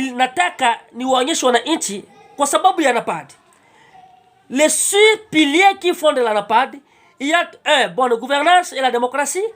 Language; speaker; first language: French; non-native, local second language; Swahili